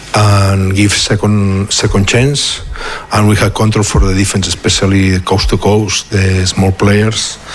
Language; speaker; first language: English; non-native, learner; Catalan